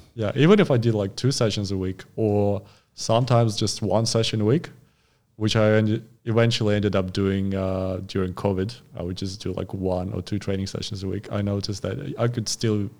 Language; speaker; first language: English; non-native, fluent; Russian